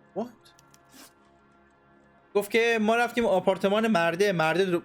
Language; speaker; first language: Persian; native; Persian